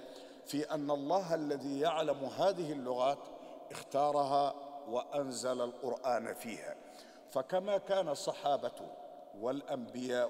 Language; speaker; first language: Arabic; non-native, fluent; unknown